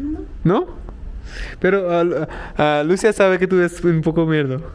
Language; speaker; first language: Spanish; non-native, learner; Hindi